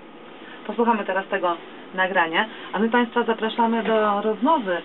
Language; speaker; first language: Polish; native; Polish